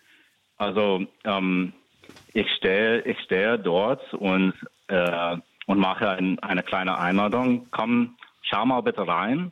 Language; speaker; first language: German; non-native, fluent; English